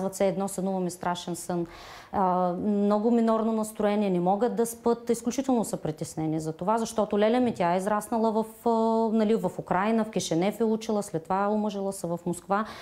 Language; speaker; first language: Bulgarian; non-native, fluent; Ukrainian